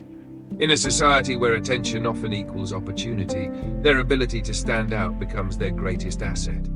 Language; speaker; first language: English; native; English